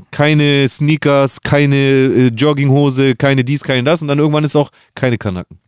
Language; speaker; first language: German; early bilingual, other home language; Greek